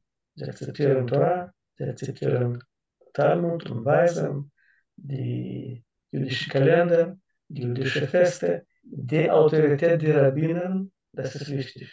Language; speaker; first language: German; non-native, learner; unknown